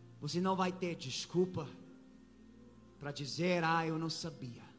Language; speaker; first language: Portuguese; non-native, fluent; English